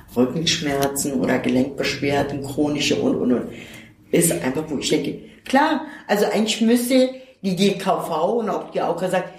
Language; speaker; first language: German; non-native, fluent; Turkish